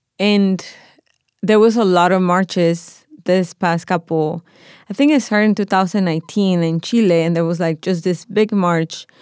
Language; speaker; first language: English; non-native, fluent; Spanish